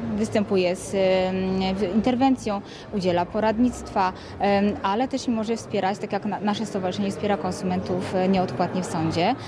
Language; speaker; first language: Polish; native; Polish